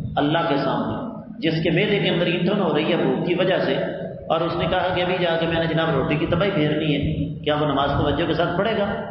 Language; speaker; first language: Urdu; non-native, local second language; Punjabi